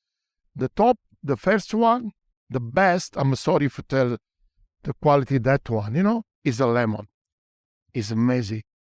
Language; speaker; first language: English; non-native, learner; Italian